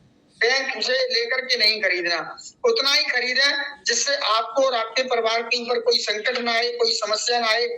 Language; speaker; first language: Hindi; native; Hindi